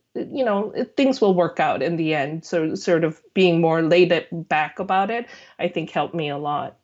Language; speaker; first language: English; non-native, fluent; Korean